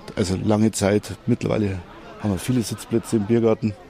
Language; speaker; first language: German; native; German